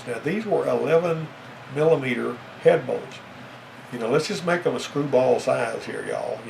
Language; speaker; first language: English; native; English